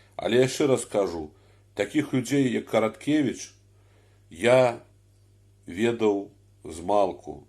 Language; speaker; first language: Belarusian; native; Belarusian